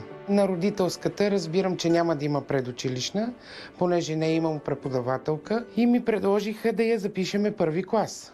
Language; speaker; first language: Bulgarian; native; Bulgarian